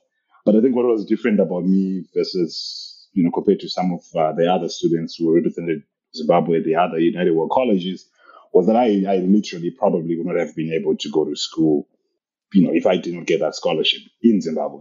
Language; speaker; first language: English; non-native, local second language; Shona